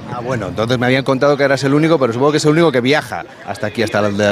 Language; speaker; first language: Spanish; native; Spanish